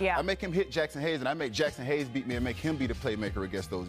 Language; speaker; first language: English; native; English